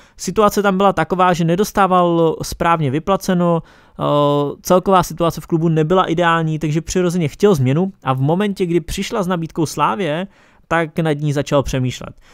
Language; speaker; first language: Czech; native; Czech